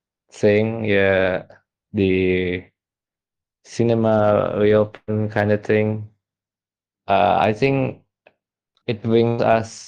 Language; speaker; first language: English; non-native, fluent; Indonesian